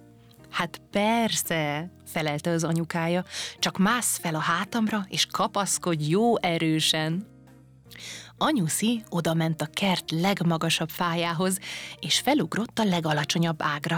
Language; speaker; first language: Hungarian; native; Hungarian